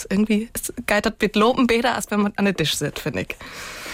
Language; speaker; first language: German; native; German